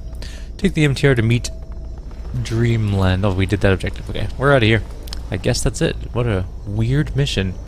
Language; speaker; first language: English; native; English